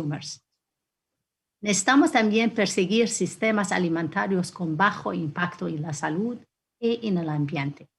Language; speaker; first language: Spanish; non-native, fluent; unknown